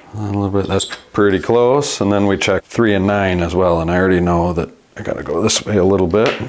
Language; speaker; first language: English; native; English